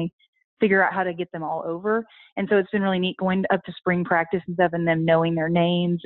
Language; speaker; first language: English; native; English